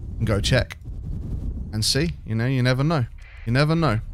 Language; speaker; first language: English; native; English